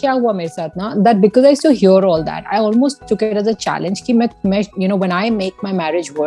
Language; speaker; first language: English; non-native, local second language; Hindi